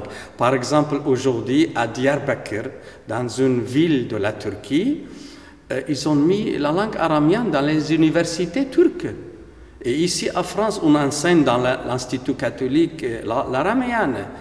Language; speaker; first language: French; non-native, fluent; Aramaic